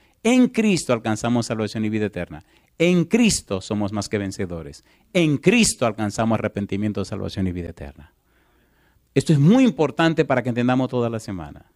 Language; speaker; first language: Spanish; native; Spanish